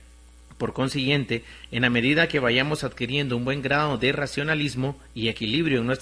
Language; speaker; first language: Spanish; native; Spanish